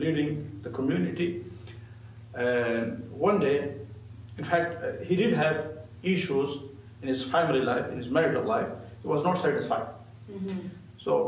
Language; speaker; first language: English; non-native, local second language; Urdu